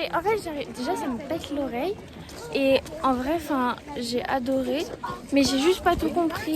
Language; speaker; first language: French; native; French